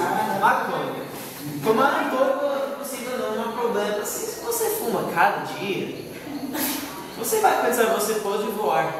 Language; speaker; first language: Portuguese; non-native, learner; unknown